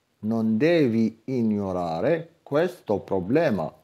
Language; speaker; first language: Italian; non-native, fluent; Arabic